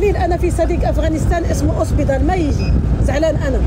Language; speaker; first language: Arabic; non-native, learner; Pashto